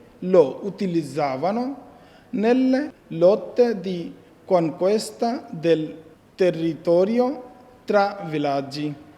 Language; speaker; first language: Italian; non-native, fluent; Bangla